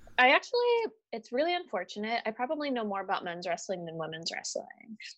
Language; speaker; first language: English; native; English